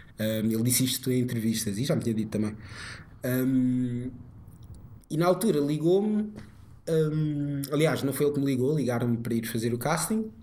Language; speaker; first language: Portuguese; early bilingual, other home language; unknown